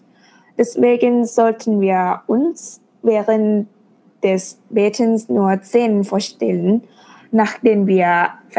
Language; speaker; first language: German; non-native, fluent; Thai